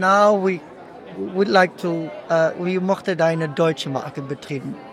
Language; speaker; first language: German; non-native, learner; Dutch